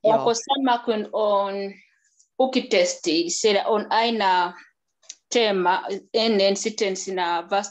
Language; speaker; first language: Finnish; non-native, learner; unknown